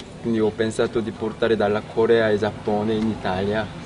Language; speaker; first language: Italian; non-native, learner; Korean